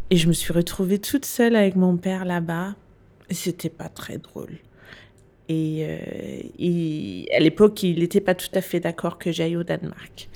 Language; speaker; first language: French; non-native, fluent; Danish